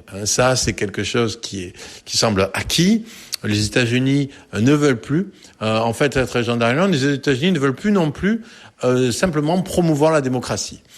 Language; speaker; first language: French; native; French